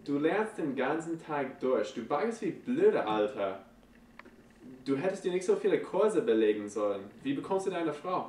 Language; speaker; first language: German; non-native, learner; English